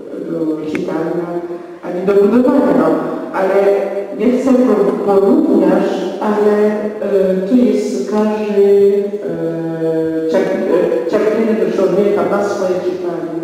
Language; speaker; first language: Polish; non-native, learner; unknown